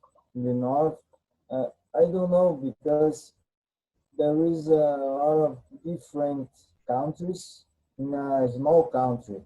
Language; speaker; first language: English; non-native, learner; Portuguese